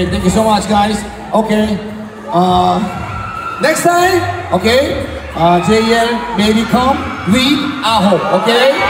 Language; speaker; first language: English; non-native, learner; Korean